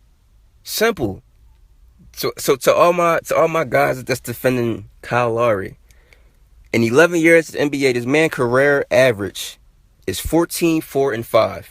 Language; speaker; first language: English; native; English